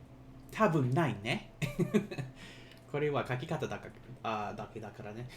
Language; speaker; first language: Japanese; non-native, learner; English